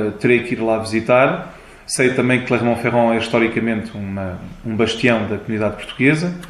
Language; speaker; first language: Portuguese; early bilingual, heritage; Portuguese